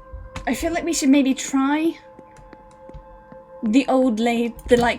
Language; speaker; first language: English; native; English